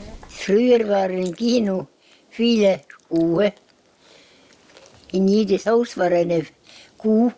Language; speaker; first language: German; non-native, learner; Estonian